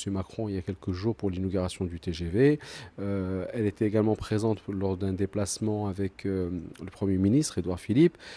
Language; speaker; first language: French; early bilingual, other home language; Arabic